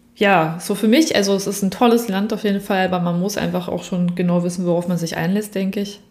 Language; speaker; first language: German; native; German